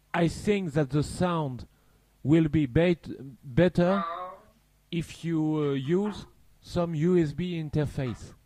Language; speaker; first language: English; non-native, learner; French